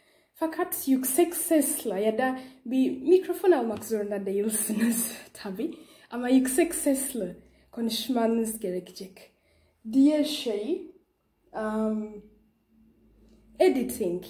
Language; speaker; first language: Turkish; non-native, learner; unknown